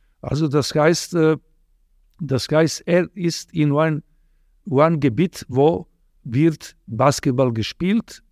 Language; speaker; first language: German; non-native, fluent; Serbian